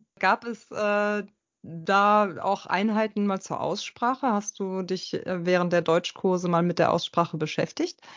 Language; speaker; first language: German; native; German